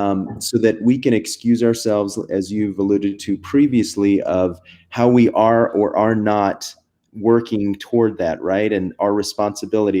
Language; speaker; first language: English; native; English